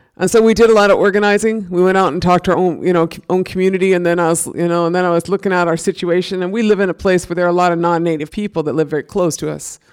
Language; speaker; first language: English; native; English